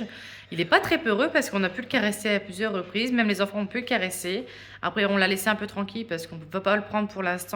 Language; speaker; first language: French; native; French